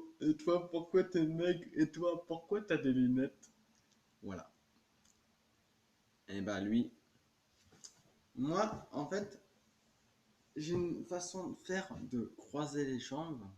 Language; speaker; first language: French; native; French